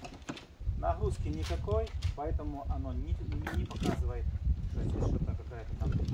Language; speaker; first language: Russian; native; Russian